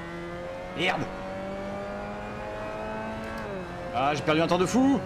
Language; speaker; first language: French; native; French